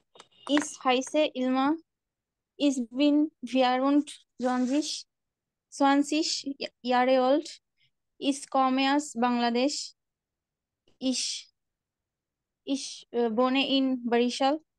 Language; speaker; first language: German; non-native, learner; Bangla